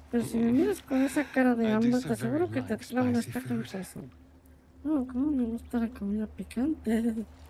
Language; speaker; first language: Spanish; native; Spanish